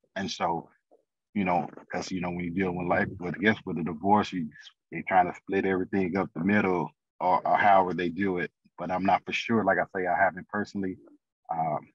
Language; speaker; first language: English; native; English